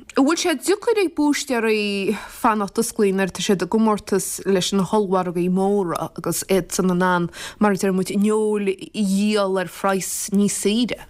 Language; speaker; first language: Irish; native; Irish